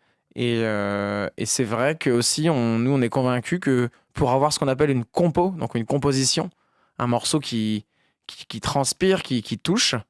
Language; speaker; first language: French; native; French